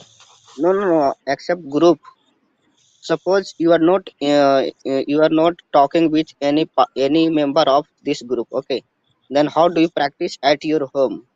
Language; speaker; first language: English; non-native, learner; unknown